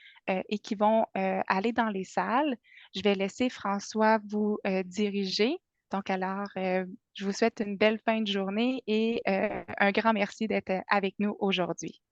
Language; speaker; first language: French; native; French